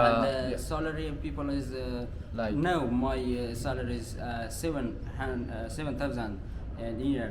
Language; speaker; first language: English; non-native, learner; Persian